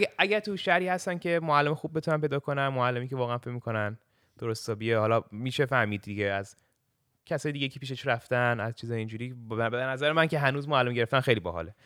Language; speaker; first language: Persian; early bilingual, heritage; Persian